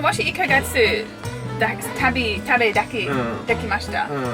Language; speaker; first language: Japanese; non-native, learner; English